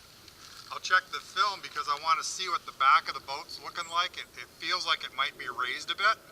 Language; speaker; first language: English; native; English